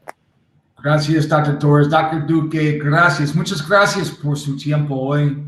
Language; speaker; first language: Spanish; non-native, learner; English